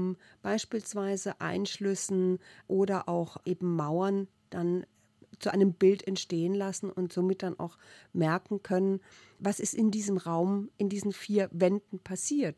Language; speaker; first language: German; native; German